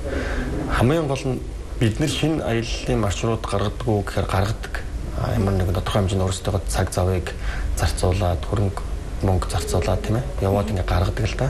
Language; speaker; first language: Mongolian; native; Mongolian